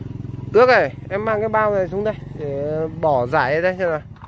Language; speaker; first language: Vietnamese; native; Vietnamese